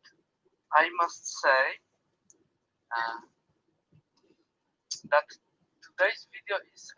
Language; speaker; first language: English; non-native, learner; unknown